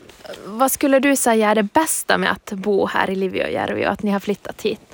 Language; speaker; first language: Swedish; non-native, local second language; Finnish